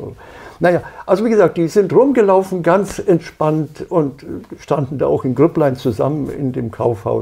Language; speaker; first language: German; native; German